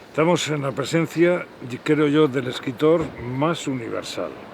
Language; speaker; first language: Spanish; native; Spanish